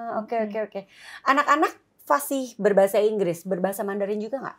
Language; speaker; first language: Indonesian; native; Indonesian